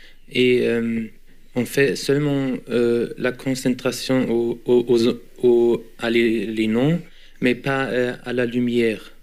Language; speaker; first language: French; non-native, learner; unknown